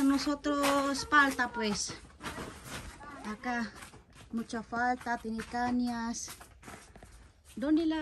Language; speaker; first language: Spanish; non-native, learner; Filipino